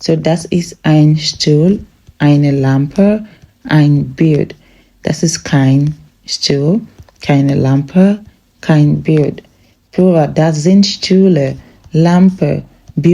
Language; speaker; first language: German; non-native, fluent; English